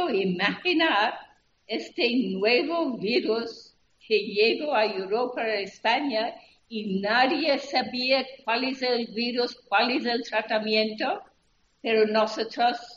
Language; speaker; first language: Spanish; non-native, fluent; English